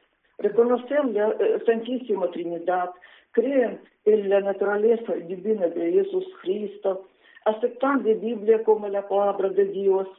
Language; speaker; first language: Spanish; non-native, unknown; Ukrainian